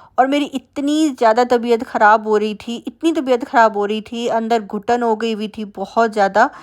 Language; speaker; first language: Urdu; native; Urdu